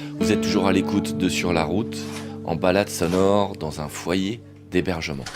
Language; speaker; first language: French; native; French